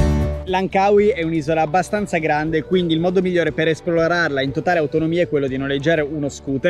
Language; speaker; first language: Italian; native; Italian